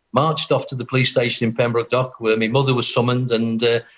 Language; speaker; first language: English; native; English